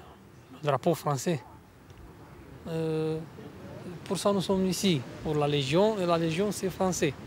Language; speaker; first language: French; non-native, learner; Romanian